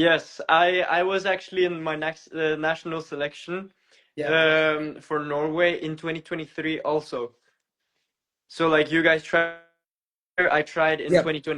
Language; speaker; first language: English; non-native, fluent; Norwegian